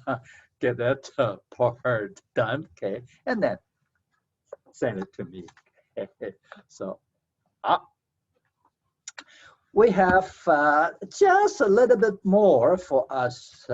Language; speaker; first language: English; non-native, fluent; Chinese